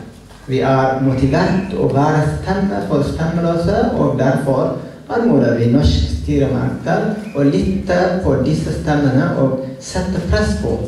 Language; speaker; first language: Norwegian; non-native, fluent; Oromo